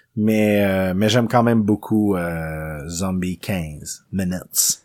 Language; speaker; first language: French; native; French